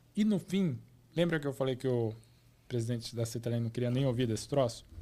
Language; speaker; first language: Portuguese; native; Portuguese